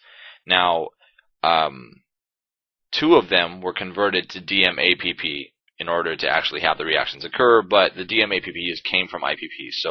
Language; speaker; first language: English; native; English